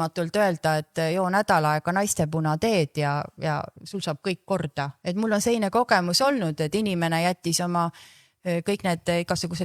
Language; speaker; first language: Estonian; native; Estonian